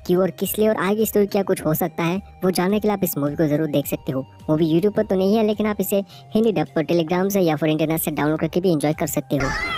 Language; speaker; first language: Hindi; native; Hindi